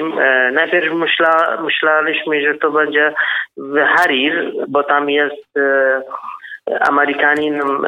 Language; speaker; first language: Polish; non-native, learner; Kurdish